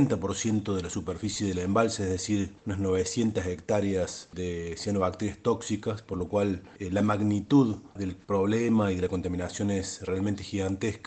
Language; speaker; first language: Spanish; native; Spanish